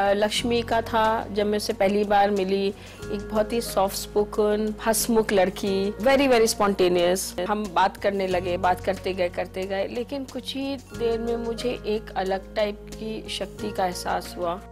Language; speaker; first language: Hindi; native; Hindi